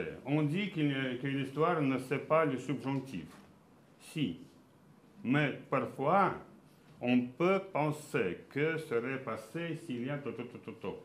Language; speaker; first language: French; non-native, fluent; Russian